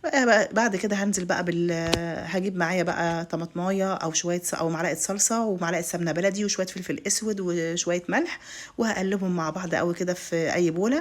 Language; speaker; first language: Arabic; native; Arabic